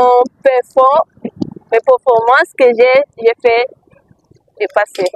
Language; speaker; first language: French; non-native, local second language; Malagasy